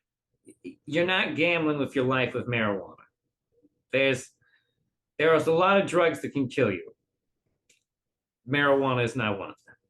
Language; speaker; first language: English; native; English